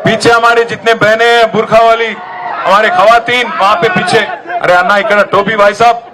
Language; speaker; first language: Hindi; non-native, local second language; Telugu